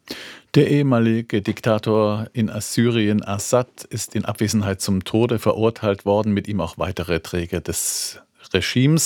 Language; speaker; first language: German; native; German